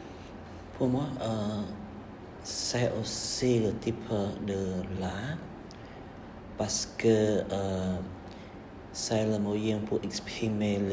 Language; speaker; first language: French; non-native, learner; Khmer